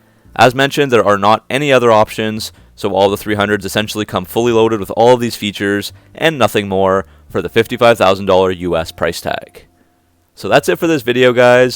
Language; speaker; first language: English; native; English